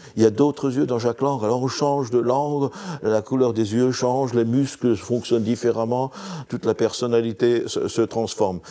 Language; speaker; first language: French; non-native, local second language; Swiss German